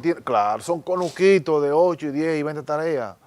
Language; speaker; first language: Spanish; native; Spanish